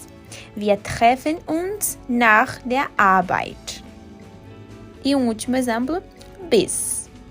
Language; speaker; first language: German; non-native, fluent; Portuguese